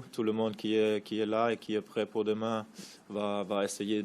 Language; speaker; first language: French; non-native, fluent; German